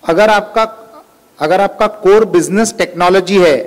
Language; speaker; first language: Hindi; non-native, local second language; Marathi